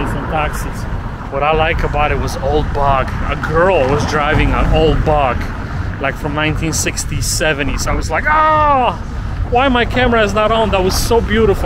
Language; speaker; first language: English; non-native, fluent; Polish